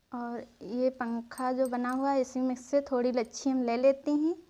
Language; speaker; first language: Hindi; native; Hindi